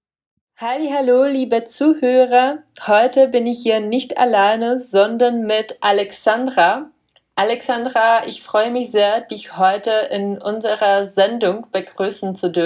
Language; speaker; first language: German; non-native, fluent; Czech